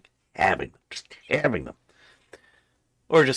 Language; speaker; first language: English; native; English